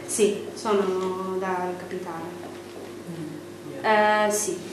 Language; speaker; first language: Italian; non-native, learner; Armenian